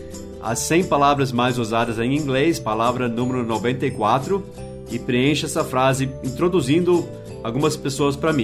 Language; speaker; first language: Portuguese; non-native, fluent; English